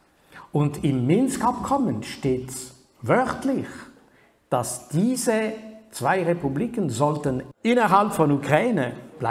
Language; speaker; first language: German; non-native, fluent; French